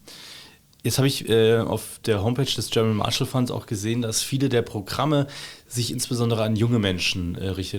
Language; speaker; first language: German; native; German